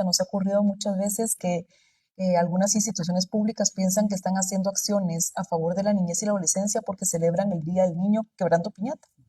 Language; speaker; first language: Spanish; native; Spanish